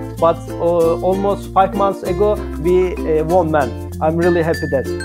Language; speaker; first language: English; non-native, learner; Turkish